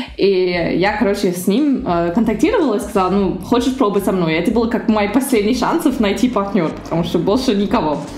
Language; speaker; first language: Russian; early bilingual, heritage; Russian